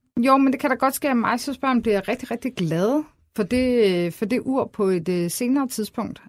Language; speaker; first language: Danish; native; Danish